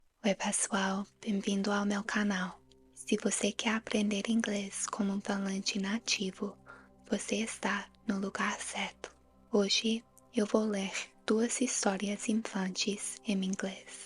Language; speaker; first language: Portuguese; non-native, fluent; English